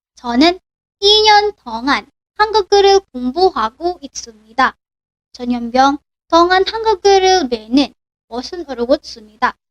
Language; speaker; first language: Korean; non-native, learner; Filipino